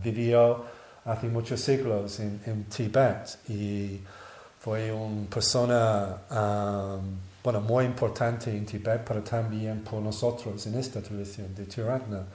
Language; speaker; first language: Spanish; non-native, learner; English